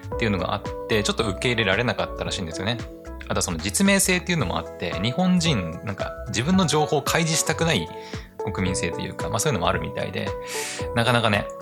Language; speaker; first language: Japanese; native; Japanese